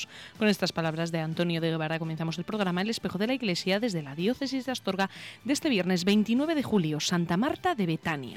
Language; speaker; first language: Spanish; native; Spanish